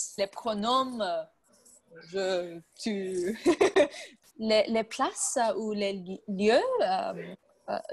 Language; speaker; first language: French; non-native, learner; English